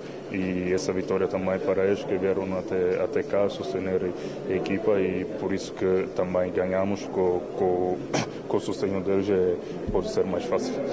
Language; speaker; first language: Portuguese; non-native, fluent; Italian